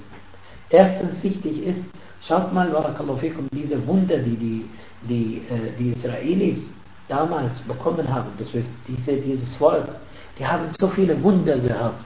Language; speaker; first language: German; non-native, fluent; Arabic